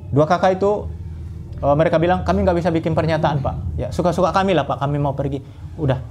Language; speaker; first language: Indonesian; non-native, local second language; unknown